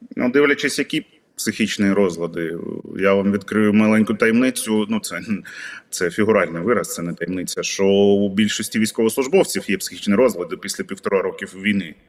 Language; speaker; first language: Ukrainian; native; Ukrainian